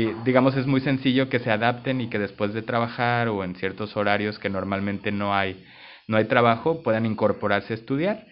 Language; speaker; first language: Spanish; native; Spanish